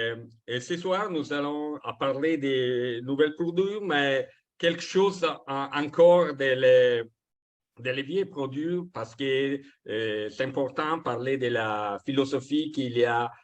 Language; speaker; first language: French; non-native, fluent; Italian